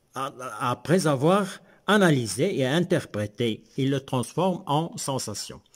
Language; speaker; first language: French; non-native, local second language; Arabic